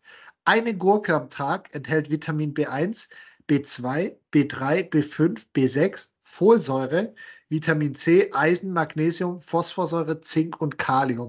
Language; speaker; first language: German; native; German